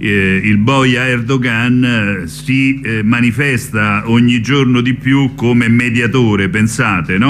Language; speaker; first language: Italian; native; Italian